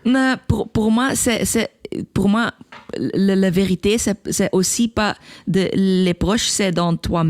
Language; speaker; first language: French; non-native, local second language; Dutch